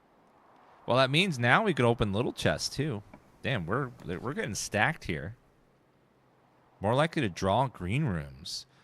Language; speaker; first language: English; native; English